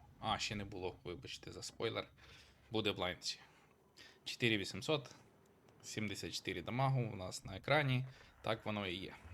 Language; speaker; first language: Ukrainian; non-native, local second language; Russian